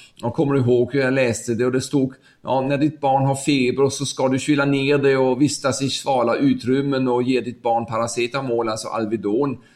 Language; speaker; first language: Swedish; non-native, fluent; German